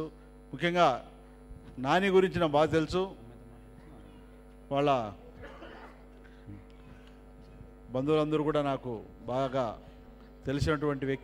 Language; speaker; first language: Telugu; native; Telugu